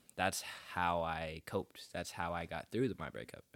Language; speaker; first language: English; early bilingual, other home language; Filipino